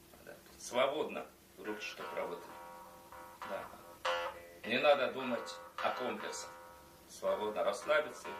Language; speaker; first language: Russian; non-native, local second language; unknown